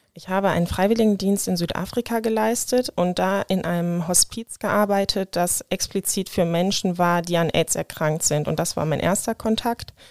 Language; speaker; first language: German; native; German